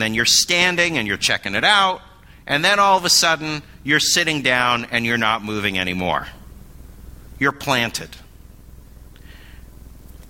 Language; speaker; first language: English; native; English